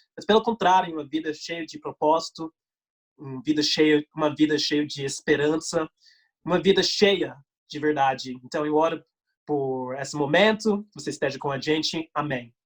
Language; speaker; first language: Portuguese; non-native, fluent; English